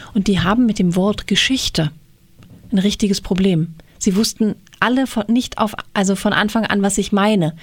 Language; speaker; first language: German; native; German